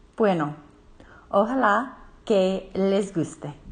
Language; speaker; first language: Spanish; non-native, learner; English